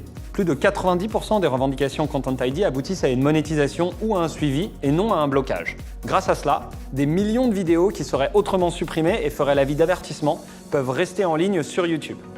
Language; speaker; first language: French; native; French